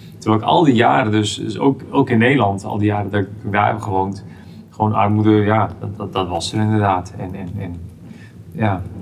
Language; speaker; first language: Dutch; early bilingual, heritage; Dutch